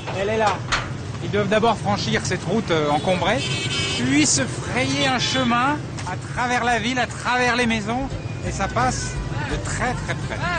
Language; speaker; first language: French; native; French